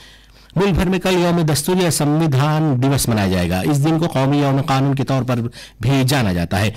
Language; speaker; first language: Urdu; native; Urdu